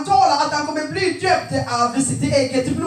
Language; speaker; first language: Swedish; non-native, fluent; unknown